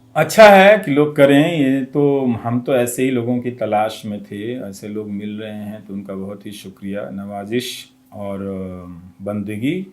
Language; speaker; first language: Hindi; non-native, local second language; Bhojpuri